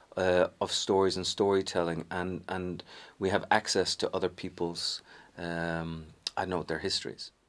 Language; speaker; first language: English; native; English